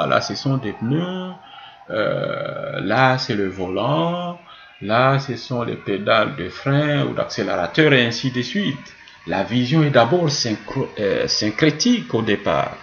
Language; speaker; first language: French; non-native, local second language; Swahili